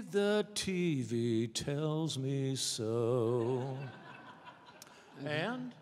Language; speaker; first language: English; native; English